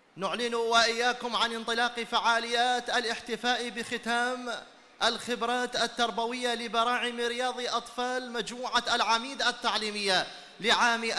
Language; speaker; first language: Arabic; native; Arabic